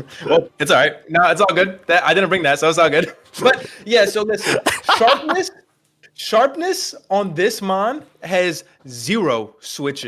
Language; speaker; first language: English; native; English